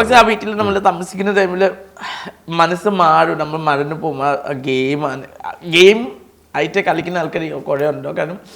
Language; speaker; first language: Malayalam; non-native, fluent; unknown